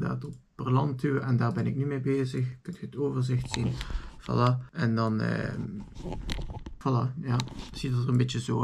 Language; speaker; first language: Dutch; native; Dutch